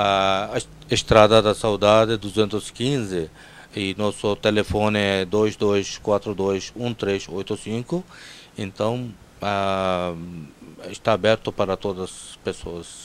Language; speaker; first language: Portuguese; non-native, fluent; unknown